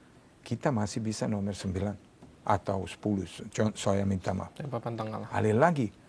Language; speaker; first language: Indonesian; non-native, fluent; Serbian